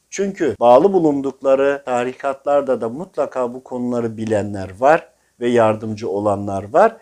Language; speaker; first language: Turkish; native; Turkish